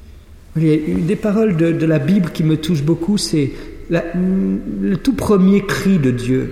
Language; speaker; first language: French; native; French